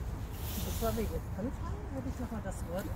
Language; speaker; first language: German; native; German